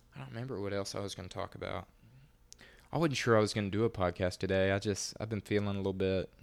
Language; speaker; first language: English; native; English